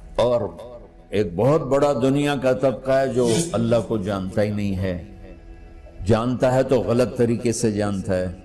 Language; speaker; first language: Urdu; non-native, local second language; Punjabi